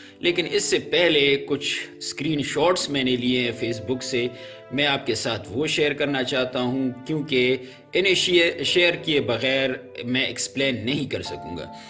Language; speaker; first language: Urdu; non-native, local second language; Pashto